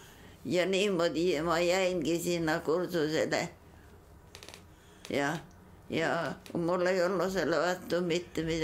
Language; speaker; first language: Estonian; non-native, local second language; Yiddish